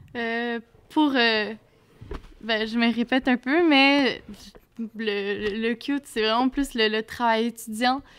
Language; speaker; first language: French; native; French